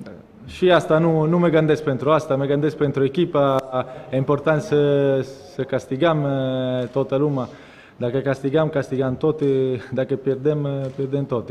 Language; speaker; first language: Romanian; non-native, learner; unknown